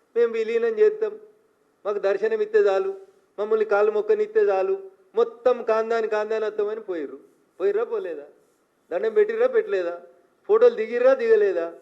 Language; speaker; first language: Telugu; native; Telugu